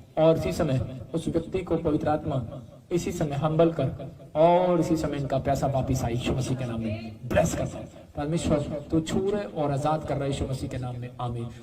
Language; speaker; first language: Hindi; non-native, local second language; Punjabi